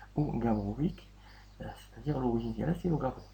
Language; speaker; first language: French; non-native, local second language; Arabic